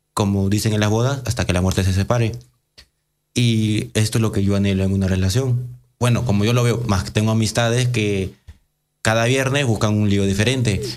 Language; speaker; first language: Spanish; native; Spanish